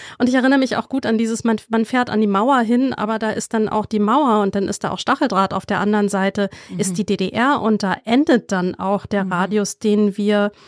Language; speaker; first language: German; native; German